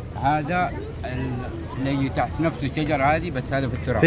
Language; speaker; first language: Arabic; native; Arabic